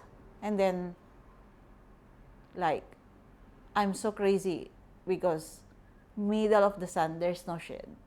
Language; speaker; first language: English; non-native, local second language; Filipino